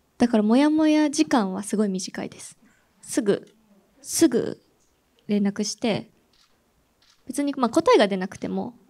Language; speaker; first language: Japanese; native; Japanese